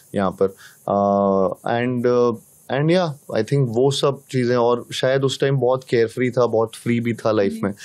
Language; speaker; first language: Hindi; native; Hindi